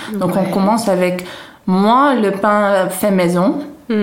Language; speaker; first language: French; non-native, fluent; Dutch